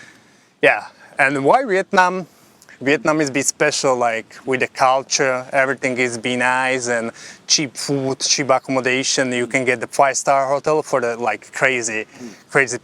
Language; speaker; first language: English; non-native, fluent; Slovak